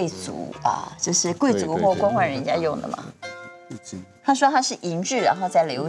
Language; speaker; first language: Chinese; native; Chinese